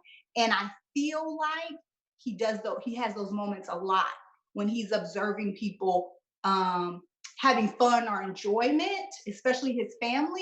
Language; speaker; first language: English; native; English